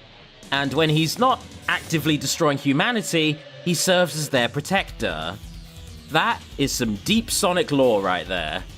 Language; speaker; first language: English; native; English